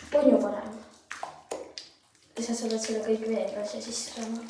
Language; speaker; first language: Estonian; early bilingual, heritage; Estonian